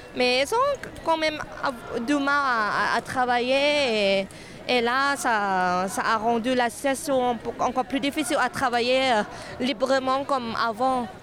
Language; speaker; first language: French; non-native, fluent; Thai